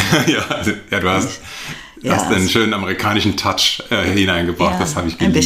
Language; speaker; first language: German; native; German